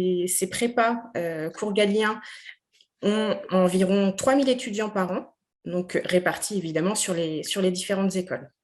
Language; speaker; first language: French; native; French